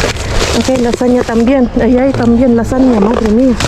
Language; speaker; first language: Spanish; non-native, fluent; Filipino